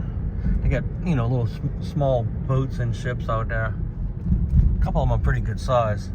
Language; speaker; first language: English; native; English